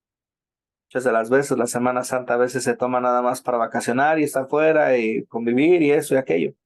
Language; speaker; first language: Spanish; native; Spanish